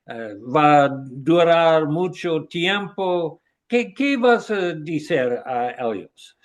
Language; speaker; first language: Spanish; non-native, learner; English